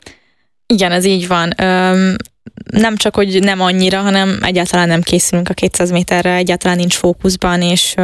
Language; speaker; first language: Hungarian; native; Hungarian